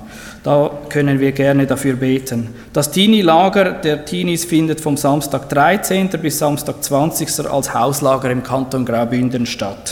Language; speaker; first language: German; native; German